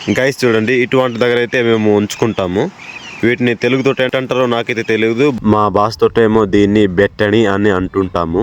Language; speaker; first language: Telugu; non-native, local second language; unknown